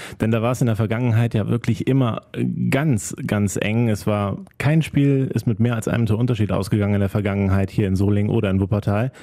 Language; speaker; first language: German; native; German